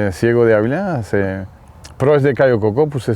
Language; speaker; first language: French; non-native, fluent; Spanish